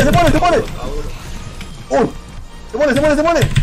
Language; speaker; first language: Spanish; native; Spanish